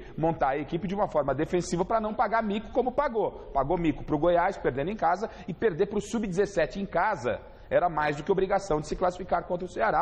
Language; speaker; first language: Portuguese; native; Portuguese